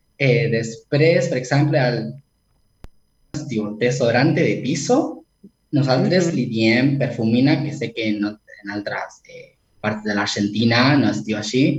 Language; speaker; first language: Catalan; non-native, learner; Spanish